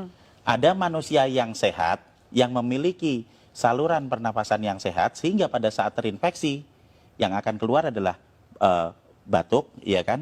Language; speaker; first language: Indonesian; native; Indonesian